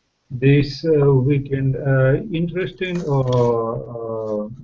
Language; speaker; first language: English; non-native, learner; Russian